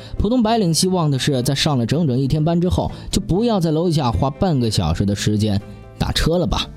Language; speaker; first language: Chinese; native; Chinese